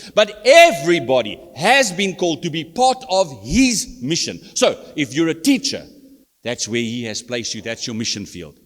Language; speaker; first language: English; non-native, local second language; Afrikaans